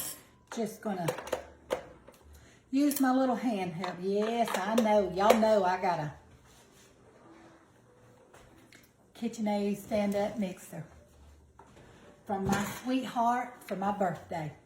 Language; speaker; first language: English; native; English